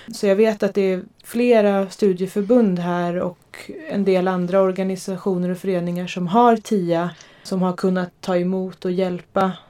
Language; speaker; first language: Swedish; native; Swedish